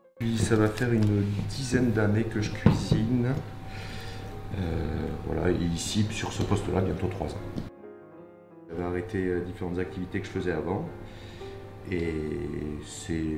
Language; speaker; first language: French; native; French